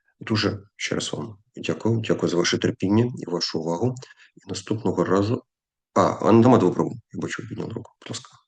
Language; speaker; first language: Ukrainian; non-native, local second language; Russian